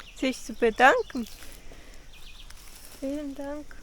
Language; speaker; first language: German; non-native, fluent; Portuguese